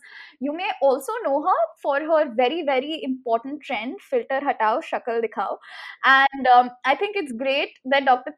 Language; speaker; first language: English; non-native, local second language; Hindi